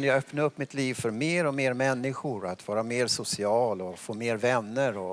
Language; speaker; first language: Swedish; native; Swedish